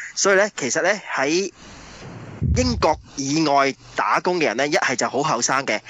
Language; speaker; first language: Cantonese; early bilingual, other home language; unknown